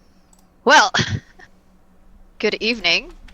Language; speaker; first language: English; native; English